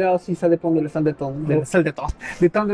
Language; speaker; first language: French; non-native, learner; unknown